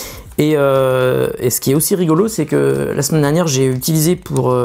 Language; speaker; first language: French; native; French